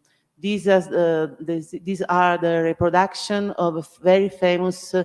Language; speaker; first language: English; non-native, learner; Italian